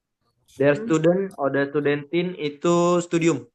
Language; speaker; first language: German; non-native, learner; Indonesian